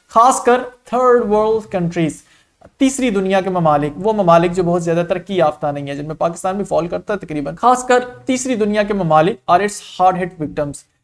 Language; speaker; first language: Urdu; non-native, local second language; Punjabi